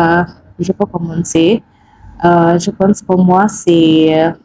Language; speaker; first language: French; non-native, learner; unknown